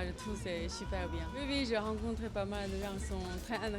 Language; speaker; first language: French; non-native, fluent; Chinese